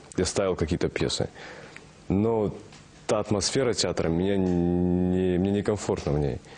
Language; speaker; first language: Russian; non-native, local second language; Kazakh